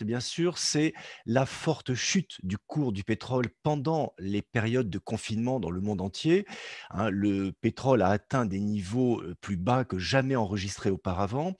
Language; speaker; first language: French; native; French